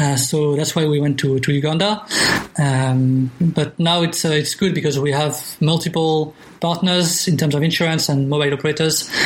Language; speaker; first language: English; non-native, fluent; French